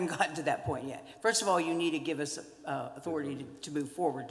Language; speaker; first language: English; native; English